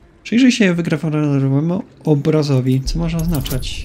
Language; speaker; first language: Polish; native; Polish